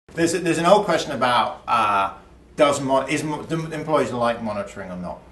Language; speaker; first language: English; native; English